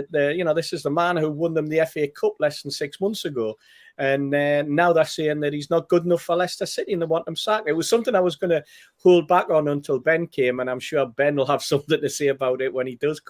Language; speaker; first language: English; native; English